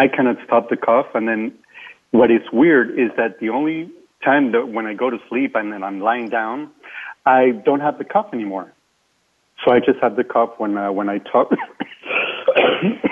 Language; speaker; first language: English; non-native, fluent; Spanish